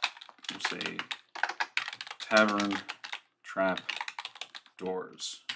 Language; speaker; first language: English; native; English